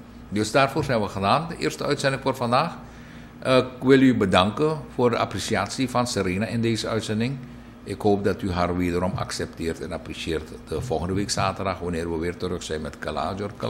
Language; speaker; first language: Dutch; native; Dutch